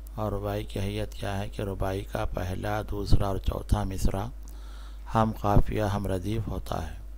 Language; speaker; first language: Urdu; native; Urdu